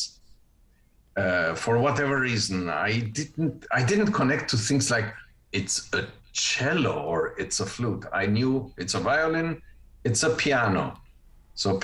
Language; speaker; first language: English; non-native, fluent; Spanish